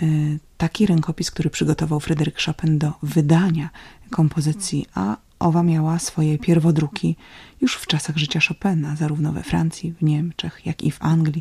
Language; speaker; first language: Polish; native; Polish